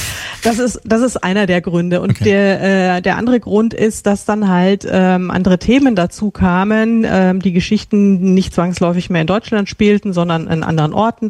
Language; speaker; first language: German; native; German